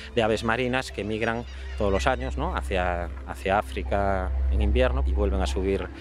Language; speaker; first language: Spanish; native; Spanish